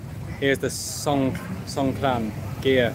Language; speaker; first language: English; native; English